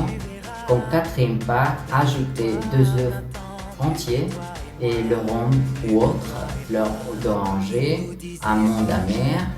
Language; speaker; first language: French; non-native, learner; Spanish